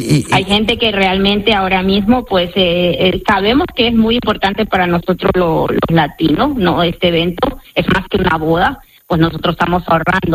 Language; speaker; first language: Spanish; native; Spanish